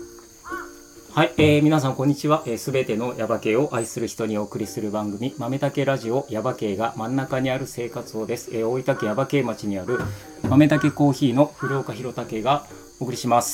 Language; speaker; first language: Japanese; native; Japanese